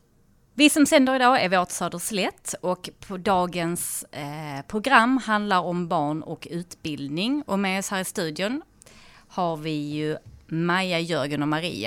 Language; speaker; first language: Swedish; native; Swedish